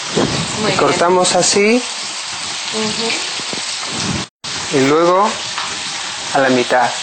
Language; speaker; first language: Spanish; non-native, learner; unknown